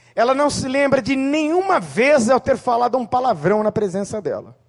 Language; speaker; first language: Portuguese; native; Portuguese